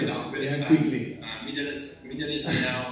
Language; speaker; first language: English; non-native, fluent; Persian